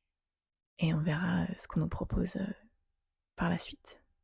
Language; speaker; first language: French; native; French